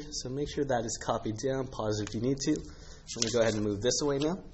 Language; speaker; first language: English; native; English